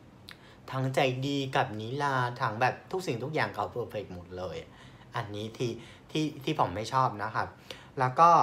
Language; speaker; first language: Thai; non-native, fluent; Vietnamese